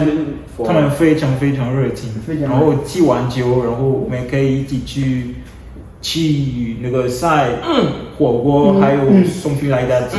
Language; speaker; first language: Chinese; non-native, learner; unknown